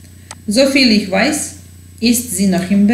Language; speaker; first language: German; non-native, fluent; Serbian